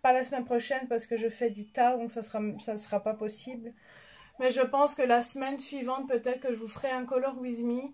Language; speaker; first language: French; native; French